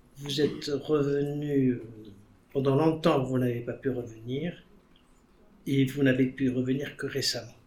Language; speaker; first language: French; non-native, local second language; Arabic